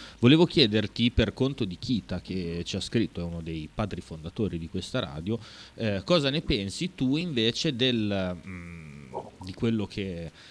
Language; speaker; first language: Italian; native; Italian